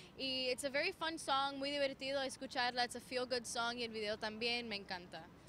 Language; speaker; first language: Spanish; early bilingual, other home language; English